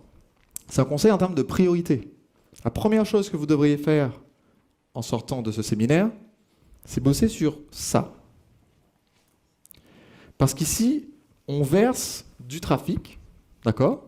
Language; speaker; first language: French; native; French